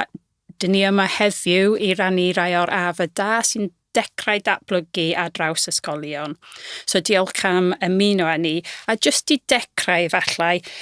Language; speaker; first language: Welsh; non-native, local second language; English